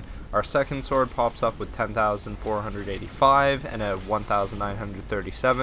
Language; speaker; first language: English; native; English